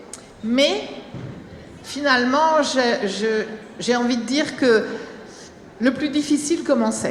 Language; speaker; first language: French; native; French